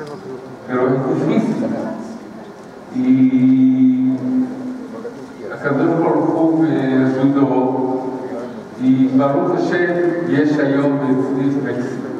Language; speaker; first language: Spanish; early bilingual, heritage; Spanish